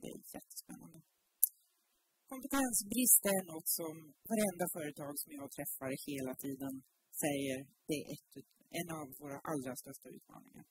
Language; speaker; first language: Swedish; native; Swedish